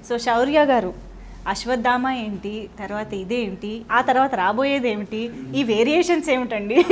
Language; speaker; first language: Telugu; native; Telugu